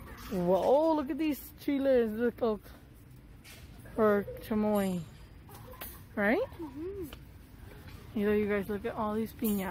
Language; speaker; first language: English; early bilingual, other home language; Spanish